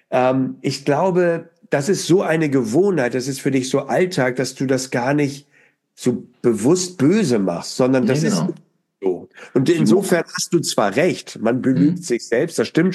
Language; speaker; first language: German; native; German